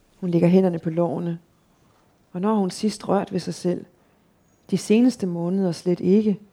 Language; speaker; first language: Danish; native; Danish